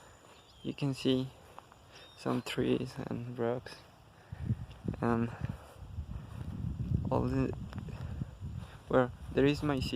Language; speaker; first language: English; non-native, learner; Spanish